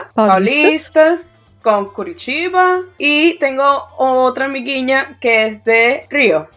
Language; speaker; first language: Portuguese; non-native, learner; Spanish